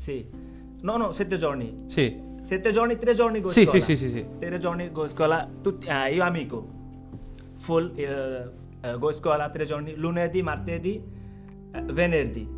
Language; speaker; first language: Italian; non-native, learner; Bangla